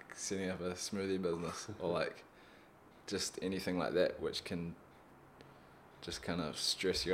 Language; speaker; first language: English; native; English